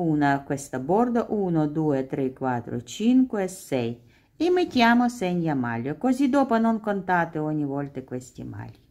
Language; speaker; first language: Italian; non-native, learner; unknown